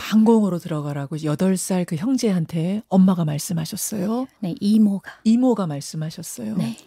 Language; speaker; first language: Korean; native; Korean